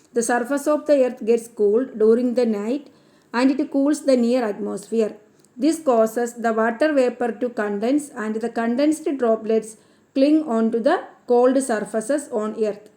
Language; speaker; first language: English; non-native, local second language; Malayalam